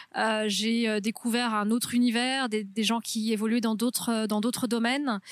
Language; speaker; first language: French; native; French